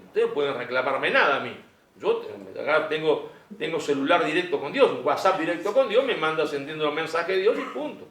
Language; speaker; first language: Spanish; native; Spanish